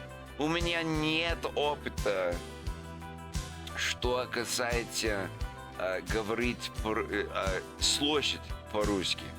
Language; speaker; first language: Russian; non-native, learner; English